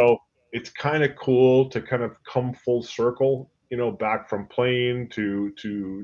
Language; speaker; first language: English; native; English